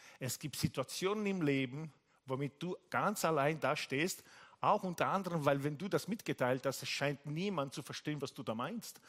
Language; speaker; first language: German; non-native, fluent; Italian